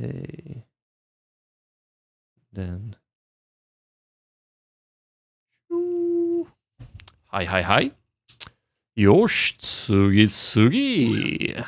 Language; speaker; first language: Japanese; non-native, learner; English